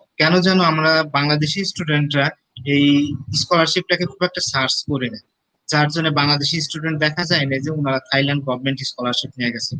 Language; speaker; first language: Bangla; native; Bangla